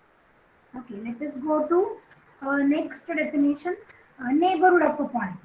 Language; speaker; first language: English; non-native, local second language; Marathi